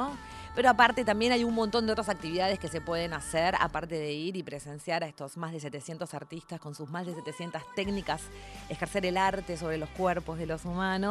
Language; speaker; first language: Spanish; native; Spanish